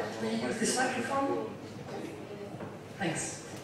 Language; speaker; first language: English; non-native, fluent; Italian